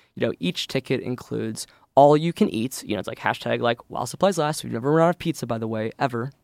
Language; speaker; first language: English; native; English